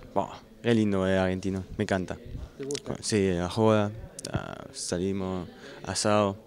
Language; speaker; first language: Spanish; non-native, learner; German